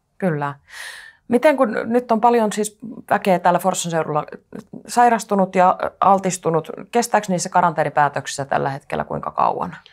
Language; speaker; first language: Finnish; native; Finnish